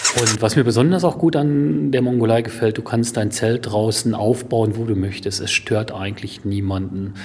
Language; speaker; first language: German; native; German